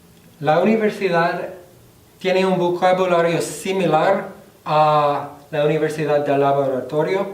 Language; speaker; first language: Spanish; non-native, fluent; English